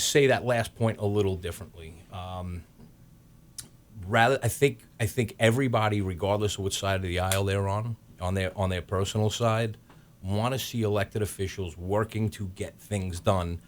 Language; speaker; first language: English; native; English